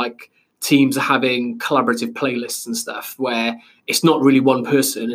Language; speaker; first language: English; native; English